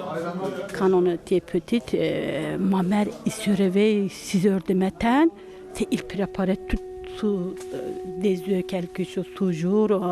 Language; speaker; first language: French; non-native, learner; Turkish